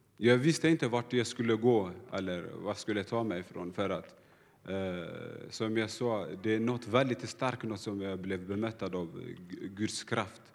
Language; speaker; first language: Swedish; non-native, learner; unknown